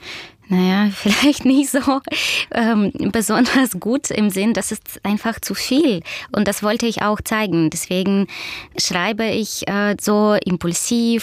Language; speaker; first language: German; non-native, fluent; Russian